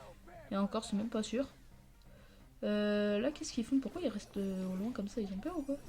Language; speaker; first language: French; native; French